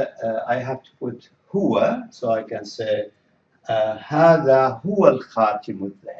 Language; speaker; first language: Arabic; non-native, fluent; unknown